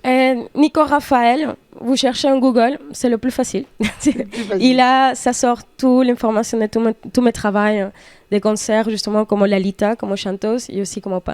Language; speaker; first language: French; non-native, fluent; Spanish